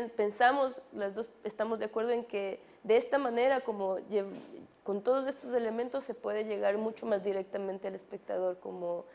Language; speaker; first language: Spanish; native; Spanish